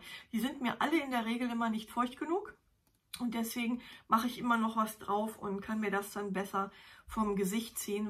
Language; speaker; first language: German; native; German